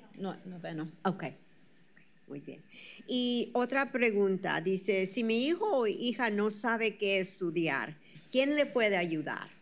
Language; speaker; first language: Spanish; early bilingual, heritage; Spanish